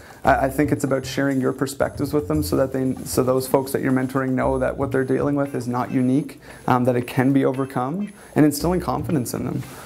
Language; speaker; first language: English; native; English